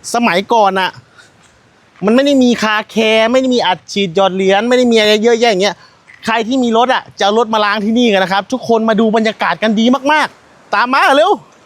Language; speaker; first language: Thai; non-native, local second language; Northeastern Thai